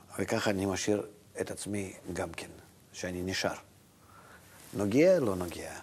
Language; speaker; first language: Hebrew; non-native, fluent; Russian